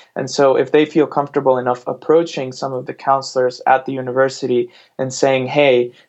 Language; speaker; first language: English; non-native, fluent; Spanish